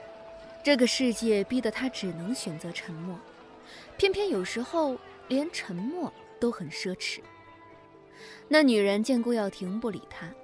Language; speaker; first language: Chinese; native; Chinese